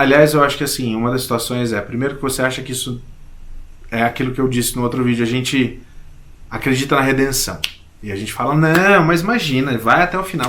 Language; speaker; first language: Portuguese; native; Portuguese